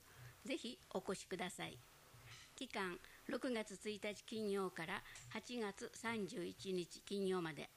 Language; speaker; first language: Japanese; native; Japanese